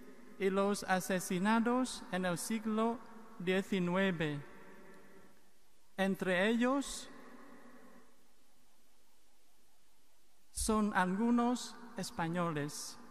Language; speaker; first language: Spanish; non-native, fluent; Vietnamese